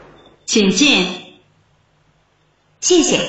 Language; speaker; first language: Chinese; non-native, learner; Thai